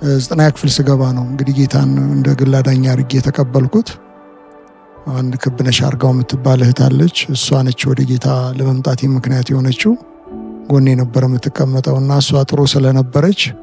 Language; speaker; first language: Amharic; native; Amharic